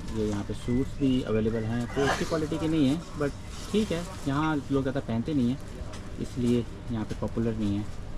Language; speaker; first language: Urdu; native; Urdu